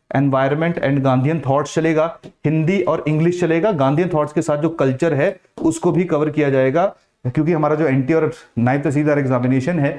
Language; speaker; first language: Hindi; native; Hindi